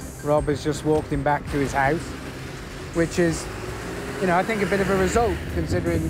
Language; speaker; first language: English; native; English